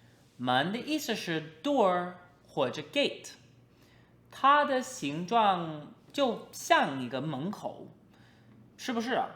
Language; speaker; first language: Chinese; non-native, fluent; English